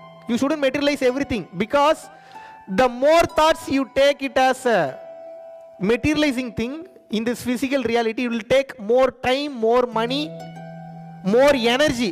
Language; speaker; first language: English; non-native, local second language; Tamil